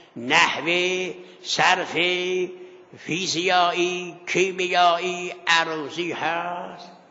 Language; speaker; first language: Persian; non-native, local second language; Azerbaijani